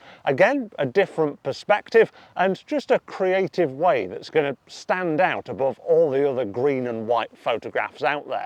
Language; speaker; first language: English; native; English